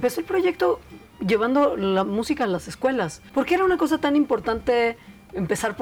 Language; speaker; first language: Spanish; native; Spanish